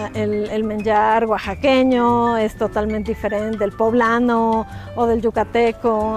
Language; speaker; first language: Catalan; non-native, fluent; Spanish